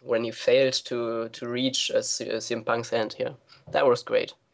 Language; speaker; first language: English; non-native, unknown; German